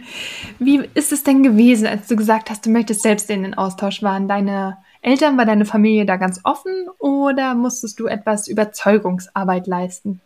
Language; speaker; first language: German; native; German